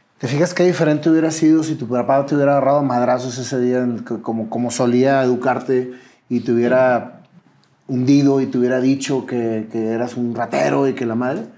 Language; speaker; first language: Spanish; native; Spanish